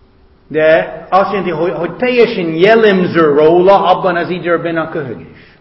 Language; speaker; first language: Hungarian; non-native, fluent; English